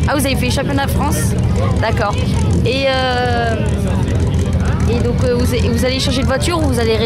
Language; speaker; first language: French; native; French